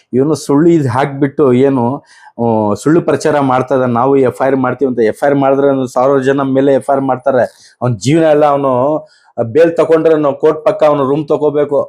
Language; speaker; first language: Kannada; non-native, local second language; Urdu